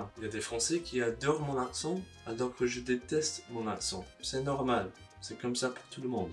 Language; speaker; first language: French; non-native, learner; English